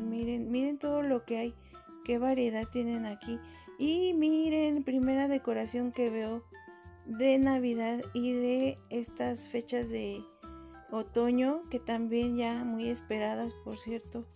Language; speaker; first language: Spanish; native; Spanish